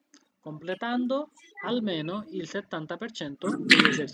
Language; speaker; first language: Italian; non-native, fluent; Bangla